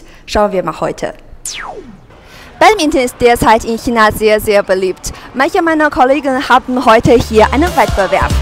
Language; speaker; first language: German; non-native, fluent; Chinese